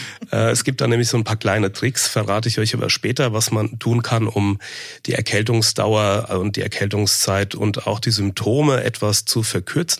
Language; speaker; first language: German; native; German